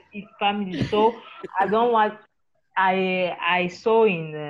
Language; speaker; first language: English; non-native, learner; French